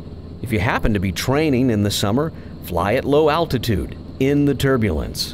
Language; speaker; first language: English; native; English